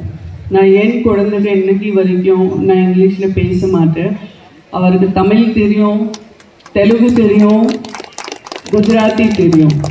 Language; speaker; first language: Tamil; non-native, local second language; Gujarati